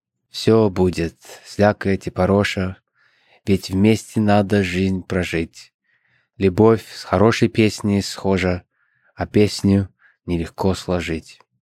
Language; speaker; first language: Russian; early bilingual, heritage; Russian